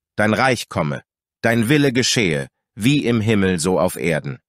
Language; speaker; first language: German; native; German